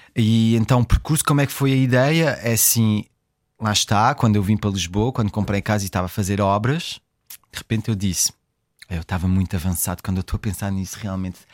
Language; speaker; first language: Portuguese; early bilingual, heritage; French